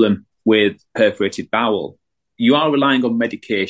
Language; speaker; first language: English; native; English